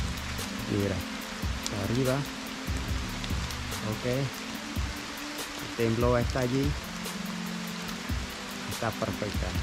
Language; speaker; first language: Spanish; non-native, learner; Khmer